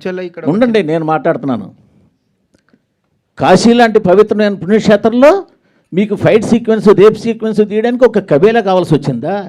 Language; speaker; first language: Telugu; native; Telugu